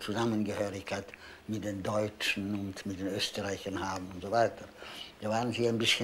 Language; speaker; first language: German; non-native, fluent; Polish